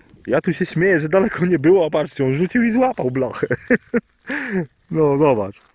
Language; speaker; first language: Polish; native; Polish